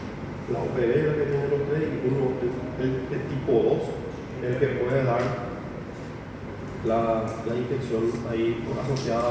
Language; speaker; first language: Spanish; native; Spanish